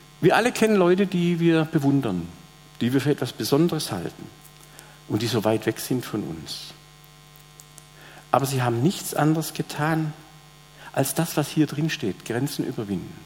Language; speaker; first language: German; native; German